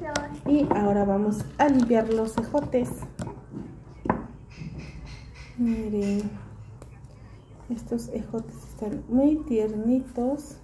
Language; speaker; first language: Spanish; native; Spanish